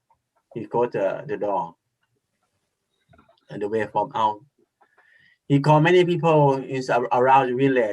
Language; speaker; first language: English; non-native, learner; Thai